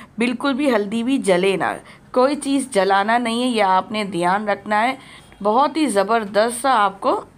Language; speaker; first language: Hindi; native; Hindi